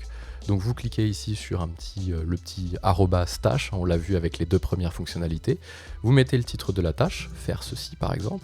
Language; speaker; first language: French; native; French